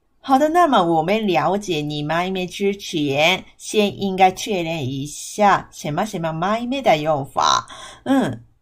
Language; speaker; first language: Chinese; non-native, fluent; Japanese